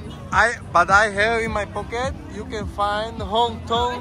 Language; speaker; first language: English; non-native, learner; Slovak